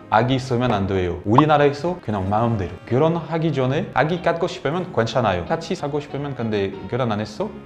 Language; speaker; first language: Korean; non-native, learner; French